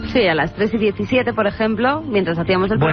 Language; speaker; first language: Spanish; native; Spanish